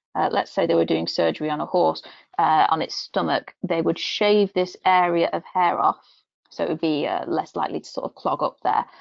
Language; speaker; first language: English; native; English